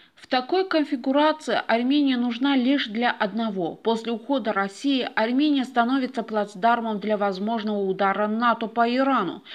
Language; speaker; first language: Russian; non-native, local second language; Azerbaijani